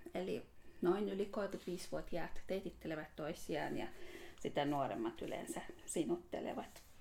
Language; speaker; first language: Finnish; non-native, fluent; Hungarian